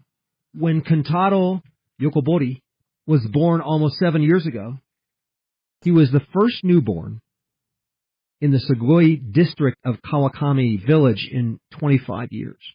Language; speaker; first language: English; early bilingual, heritage; English